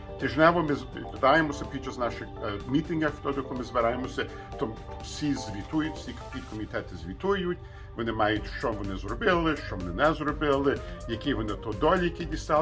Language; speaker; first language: Ukrainian; early bilingual, heritage; Ukrainian